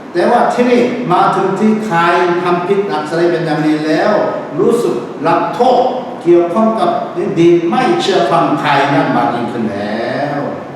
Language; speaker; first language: Thai; non-native, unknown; Korean